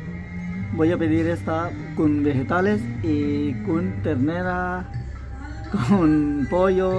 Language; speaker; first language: Spanish; non-native, learner; Hindi